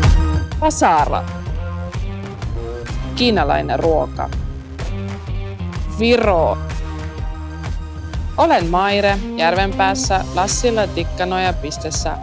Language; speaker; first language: Finnish; non-native, learner; Estonian